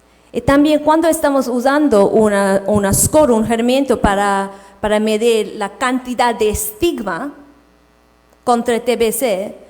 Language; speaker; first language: Spanish; non-native, fluent; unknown